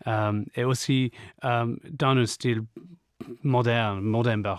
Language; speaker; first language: French; non-native, fluent; English